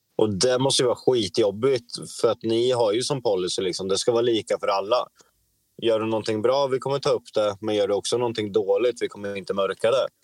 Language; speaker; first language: Swedish; native; Swedish